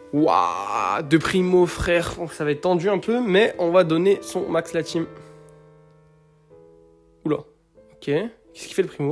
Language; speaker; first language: French; native; French